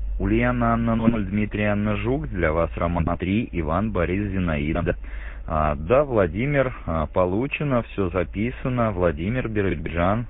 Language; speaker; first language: Russian; native; Russian